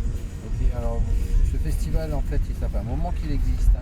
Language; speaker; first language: French; native; French